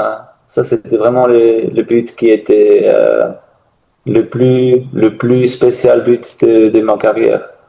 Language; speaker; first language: French; non-native, learner; German